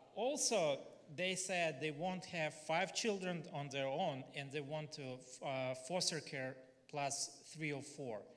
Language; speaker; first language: English; non-native, fluent; Russian